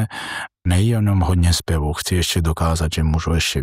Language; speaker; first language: Czech; non-native, learner; Georgian